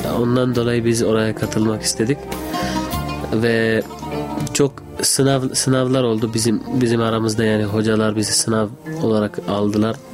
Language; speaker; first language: Turkish; non-native, fluent; Urdu